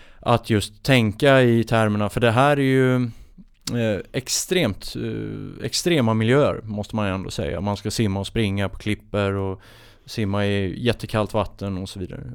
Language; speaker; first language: Swedish; native; Swedish